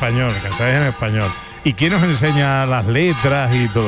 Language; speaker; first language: Spanish; native; Spanish